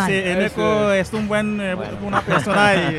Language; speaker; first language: Spanish; non-native, local second language; French